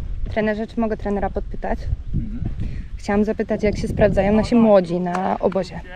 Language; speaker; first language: Polish; native; Polish